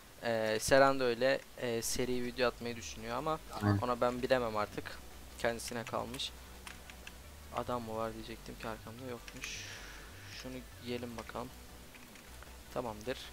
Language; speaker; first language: Turkish; native; Turkish